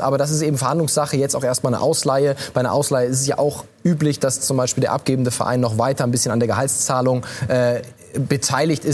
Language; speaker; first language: German; native; German